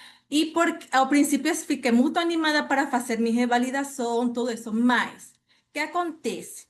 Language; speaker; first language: Portuguese; non-native, fluent; Spanish